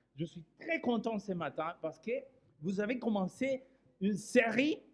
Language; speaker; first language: French; non-native, fluent; Spanish